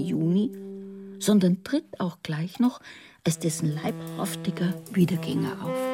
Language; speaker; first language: German; native; German